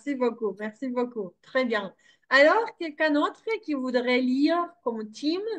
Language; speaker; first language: French; non-native, fluent; Spanish